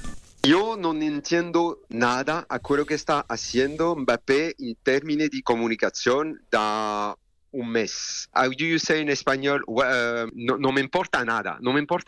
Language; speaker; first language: Spanish; non-native, learner; French